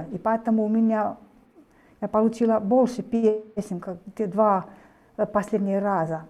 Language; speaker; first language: Russian; non-native, fluent; Finnish